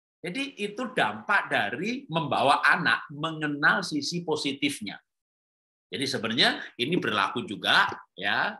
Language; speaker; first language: Indonesian; native; Indonesian